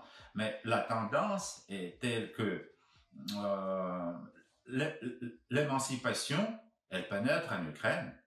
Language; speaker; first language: French; non-native, fluent; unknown